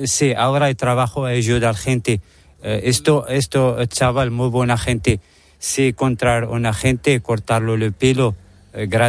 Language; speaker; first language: Spanish; non-native, learner; Arabic